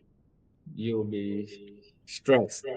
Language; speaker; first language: English; non-native, learner; Vietnamese